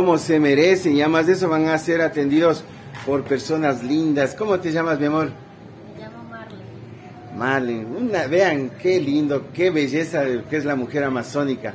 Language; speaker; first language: Spanish; native; Spanish